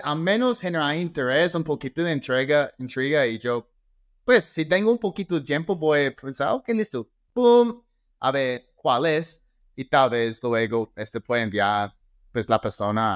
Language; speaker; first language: Spanish; non-native, fluent; English